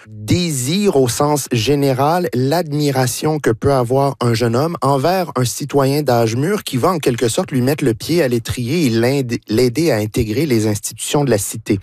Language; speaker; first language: French; native; French